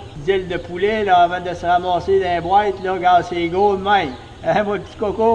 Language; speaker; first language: French; native; French